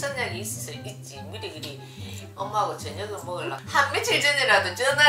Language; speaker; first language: Korean; native; Korean